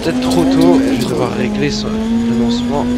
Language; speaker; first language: French; native; French